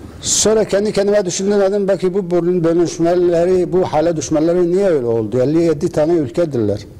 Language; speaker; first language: Turkish; non-native, local second language; Arabic